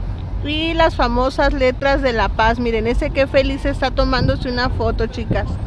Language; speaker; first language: Spanish; native; Spanish